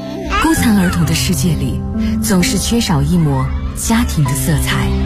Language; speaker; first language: Chinese; native; Chinese